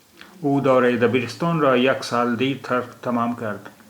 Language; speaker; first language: Persian; non-native, fluent; Urdu